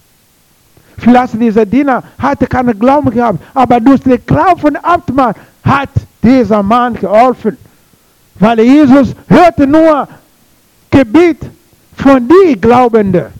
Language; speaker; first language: German; non-native, learner; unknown